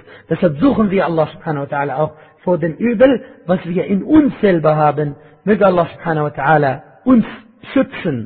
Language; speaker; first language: German; non-native, fluent; Arabic